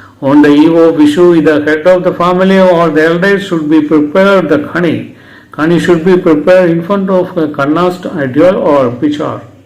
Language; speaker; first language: English; non-native, local second language; Malayalam